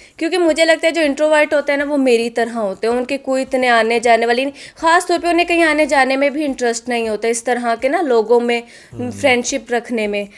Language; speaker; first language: Urdu; native; Urdu